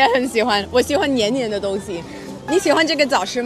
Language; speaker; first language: Chinese; non-native, fluent; English